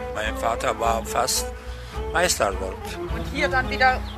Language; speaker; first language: German; non-native, learner; Turkish